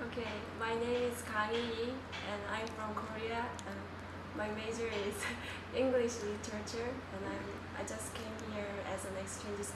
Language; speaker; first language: English; non-native, learner; Korean